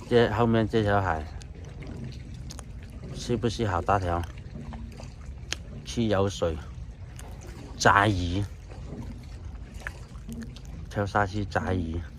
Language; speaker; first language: Chinese; non-native, local second language; Cantonese